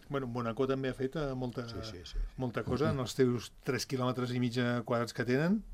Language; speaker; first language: Catalan; native; Catalan